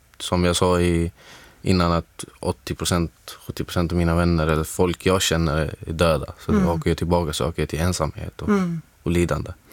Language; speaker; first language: Swedish; non-native, fluent; Arabic